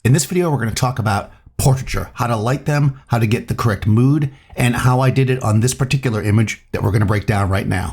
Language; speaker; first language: English; native; English